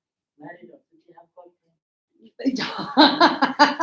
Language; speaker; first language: English; non-native, learner; Nepali